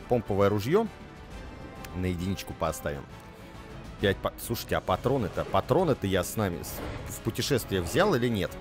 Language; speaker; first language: Russian; native; Russian